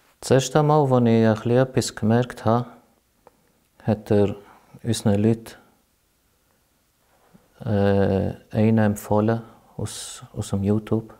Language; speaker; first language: German; non-native, fluent; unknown